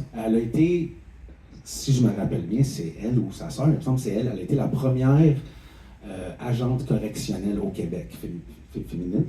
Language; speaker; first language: French; native; French